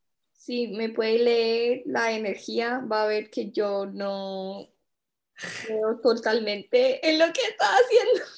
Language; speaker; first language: Spanish; early bilingual, heritage; Spanish